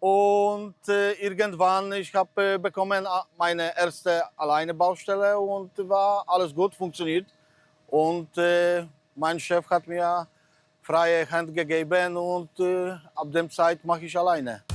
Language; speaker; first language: German; non-native, learner; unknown